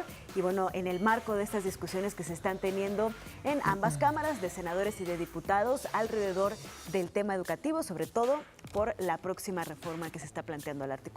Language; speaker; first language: Spanish; native; Spanish